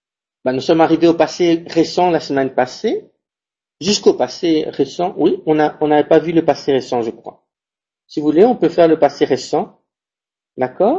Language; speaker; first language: French; non-native, fluent; Spanish